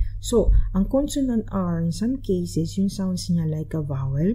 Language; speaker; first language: English; non-native, local second language; Filipino